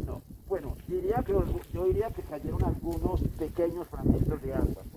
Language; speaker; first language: Spanish; native; Spanish